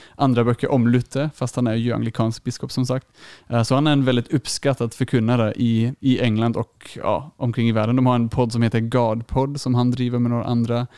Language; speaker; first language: Swedish; non-native, fluent; German